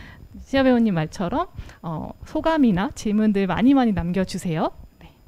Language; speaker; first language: Korean; native; Korean